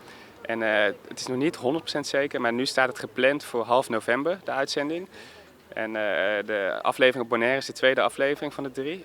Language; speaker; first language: Dutch; native; Dutch